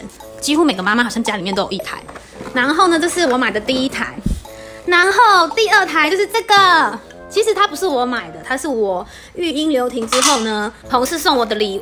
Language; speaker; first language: Chinese; native; Chinese